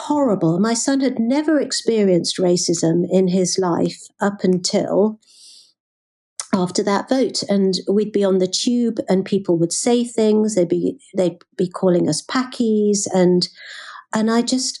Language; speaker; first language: English; native; English